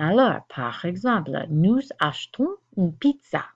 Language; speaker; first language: French; non-native, fluent; English